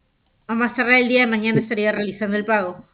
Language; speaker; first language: Spanish; native; Spanish